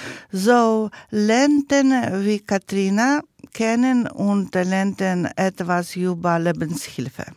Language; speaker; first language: German; non-native, learner; Ukrainian